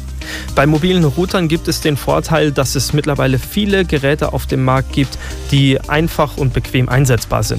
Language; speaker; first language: German; native; German